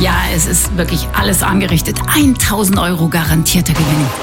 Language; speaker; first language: German; native; German